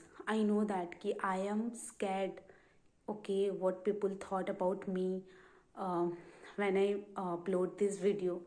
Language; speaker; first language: English; non-native, learner; Hindi